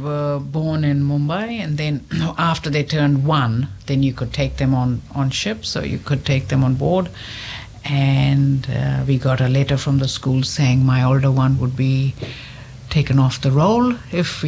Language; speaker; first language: English; non-native, local second language; Hindi